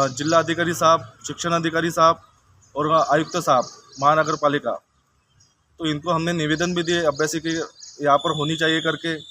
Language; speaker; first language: Hindi; non-native, local second language; Marathi